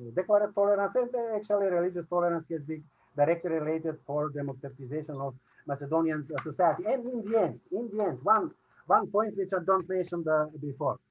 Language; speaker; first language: English; non-native, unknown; Macedonian